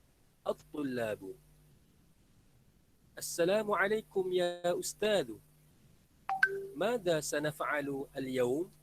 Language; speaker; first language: Arabic; non-native, learner; Malay